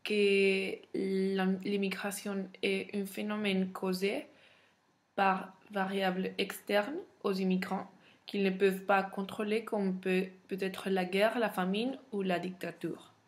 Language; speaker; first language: French; non-native, fluent; Spanish